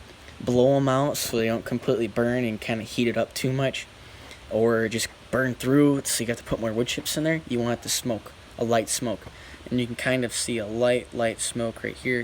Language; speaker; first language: English; native; English